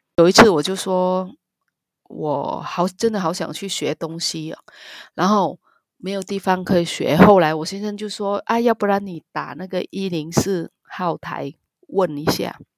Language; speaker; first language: Chinese; non-native, fluent; Vietnamese